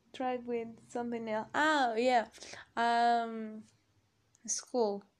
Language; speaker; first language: English; non-native, learner; Spanish